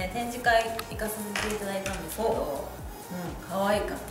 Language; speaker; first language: Japanese; native; Japanese